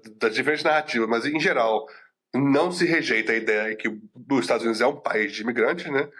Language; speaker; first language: Portuguese; native; Portuguese